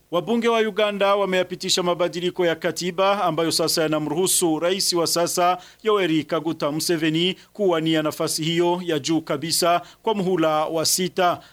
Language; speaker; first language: Swahili; non-native, local second language; Rundi